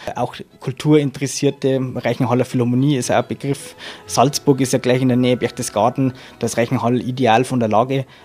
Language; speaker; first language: German; native; German